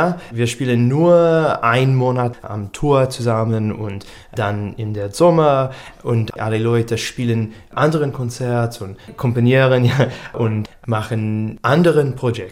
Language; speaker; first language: German; non-native, learner; English